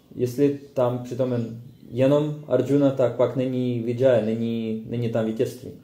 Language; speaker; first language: Czech; native; Czech